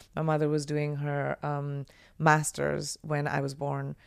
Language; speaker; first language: English; non-native, local second language; Hindi